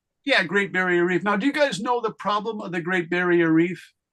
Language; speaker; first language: English; native; English